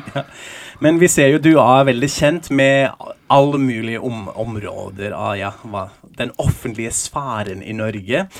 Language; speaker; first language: Norwegian; non-native, fluent; German